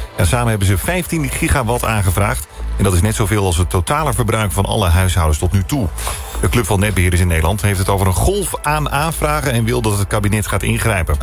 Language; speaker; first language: Dutch; native; Dutch